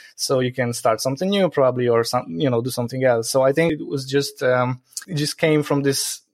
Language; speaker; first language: English; non-native, fluent; Polish